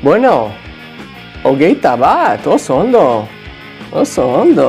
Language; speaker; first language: Basque; non-native, learner; English